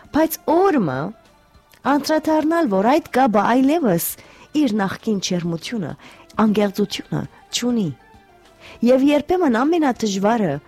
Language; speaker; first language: Armenian; early bilingual, heritage; Armenian